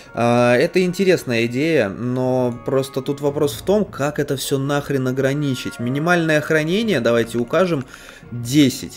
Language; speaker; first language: Russian; native; Russian